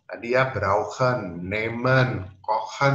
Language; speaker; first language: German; non-native, fluent; Indonesian